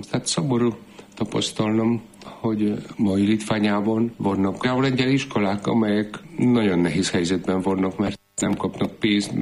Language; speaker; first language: Hungarian; non-native, fluent; Polish